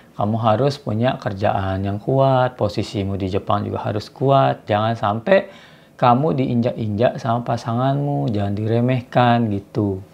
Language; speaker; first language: Indonesian; native; Indonesian